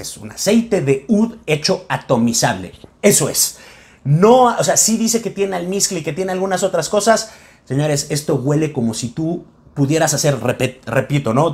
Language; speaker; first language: Spanish; native; Spanish